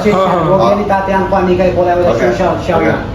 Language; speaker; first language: Chinese; non-native, learner; Hindi